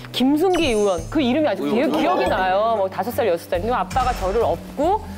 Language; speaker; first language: Korean; native; Korean